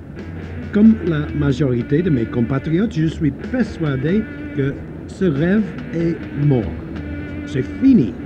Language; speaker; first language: French; non-native, fluent; English